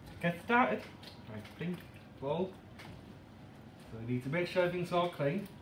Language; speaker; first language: English; native; English